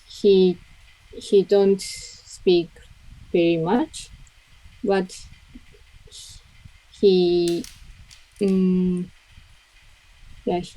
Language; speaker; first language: English; non-native, learner; Japanese